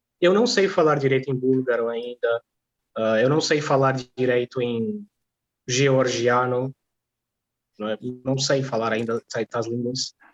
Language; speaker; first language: Portuguese; non-native, fluent; Polish